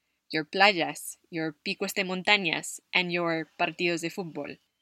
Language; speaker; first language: Spanish; non-native, fluent; English